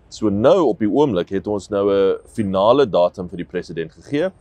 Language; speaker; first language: Afrikaans; non-native, local second language; English